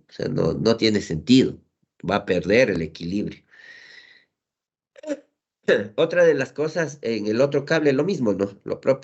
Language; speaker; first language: Spanish; native; Spanish